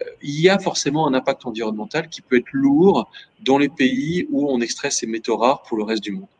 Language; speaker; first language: French; native; French